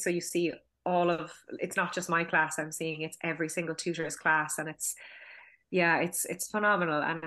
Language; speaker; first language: English; native; English